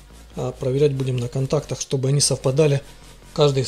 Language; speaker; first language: Russian; native; Russian